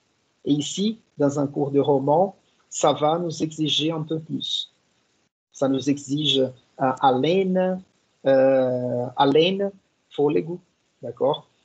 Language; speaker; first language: French; non-native, fluent; Portuguese